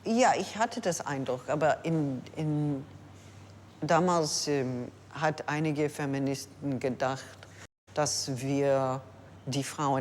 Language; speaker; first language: German; non-native, learner; English